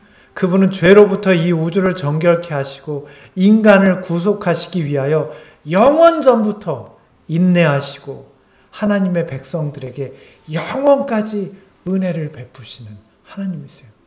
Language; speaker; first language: Korean; native; Korean